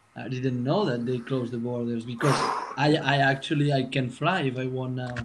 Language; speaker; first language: English; non-native, fluent; Spanish